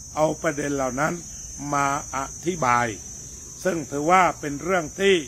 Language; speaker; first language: Thai; native; Thai